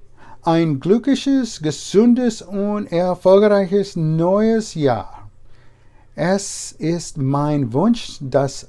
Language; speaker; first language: German; non-native, learner; English